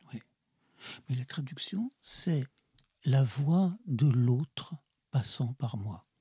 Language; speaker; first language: French; early bilingual, other home language; Russian